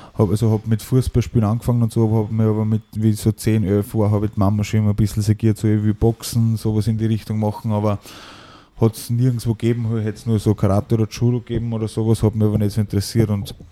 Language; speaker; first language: German; native; German